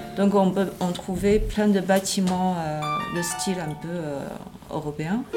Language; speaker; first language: French; non-native, fluent; Chinese